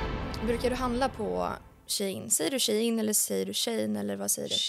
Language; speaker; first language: Swedish; native; Swedish